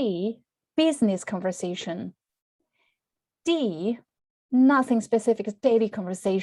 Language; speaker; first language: English; non-native, fluent; Chinese